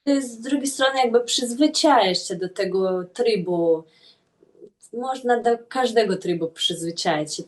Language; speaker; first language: Polish; non-native, fluent; Russian